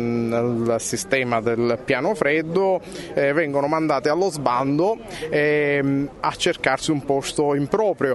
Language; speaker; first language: Italian; native; Italian